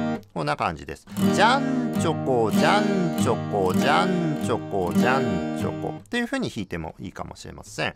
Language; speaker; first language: Japanese; native; Japanese